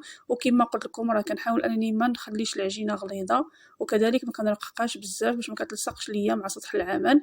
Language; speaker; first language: Arabic; native; Arabic